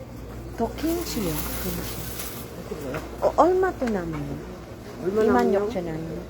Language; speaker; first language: Korean; non-native, learner; Filipino